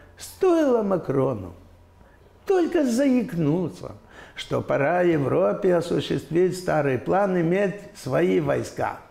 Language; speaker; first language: Russian; native; Russian